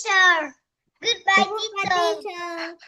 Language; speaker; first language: English; non-native, learner; Vietnamese